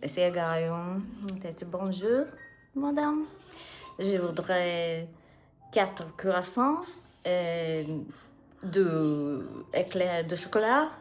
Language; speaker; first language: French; non-native, learner; Latvian